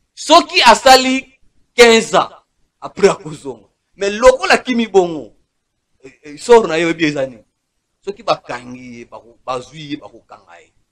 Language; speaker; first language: Lingala; non-native, local second language; Kongo